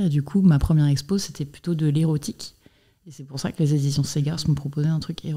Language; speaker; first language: French; native; French